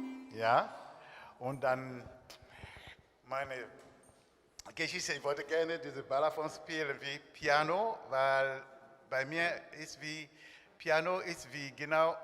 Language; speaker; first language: German; non-native, learner; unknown